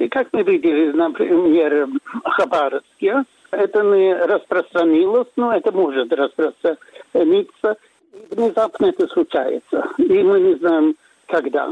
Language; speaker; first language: Russian; non-native, fluent; Swedish